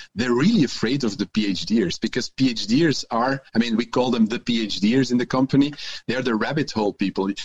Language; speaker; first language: English; non-native, fluent; Dutch